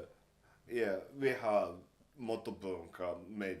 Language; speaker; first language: English; non-native, learner; Japanese